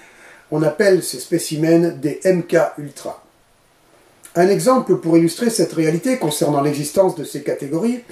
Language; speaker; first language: French; native; French